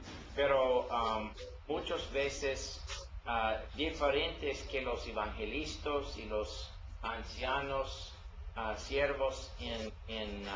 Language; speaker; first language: Spanish; non-native, learner; English